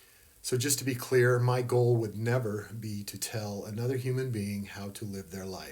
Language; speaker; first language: English; native; English